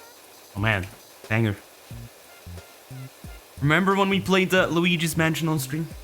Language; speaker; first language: English; non-native, fluent; Norwegian